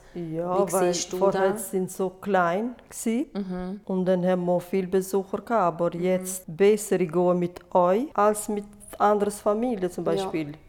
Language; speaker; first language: German; non-native, fluent; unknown